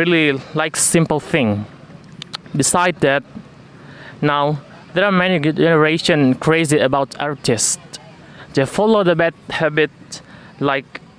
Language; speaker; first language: English; non-native, learner; Indonesian